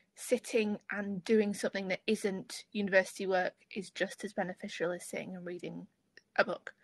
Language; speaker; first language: English; native; English